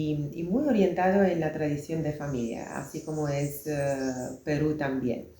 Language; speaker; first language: Spanish; non-native, fluent; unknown